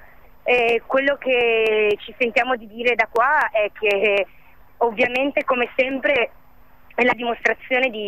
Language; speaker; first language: Italian; native; Italian